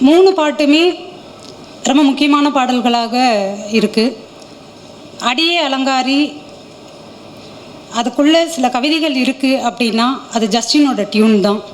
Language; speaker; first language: Tamil; native; Tamil